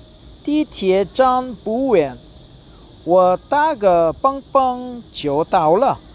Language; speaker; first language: Chinese; non-native, learner; Korean